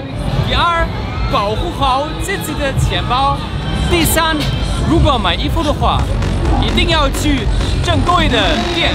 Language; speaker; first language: Chinese; non-native, fluent; German